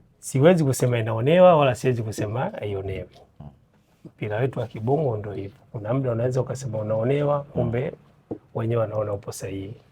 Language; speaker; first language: Swahili; native; Swahili